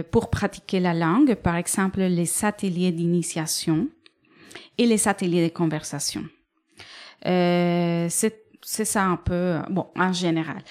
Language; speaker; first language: French; non-native, fluent; Spanish